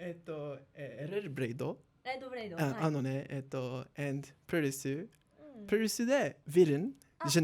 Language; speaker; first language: Japanese; non-native, learner; English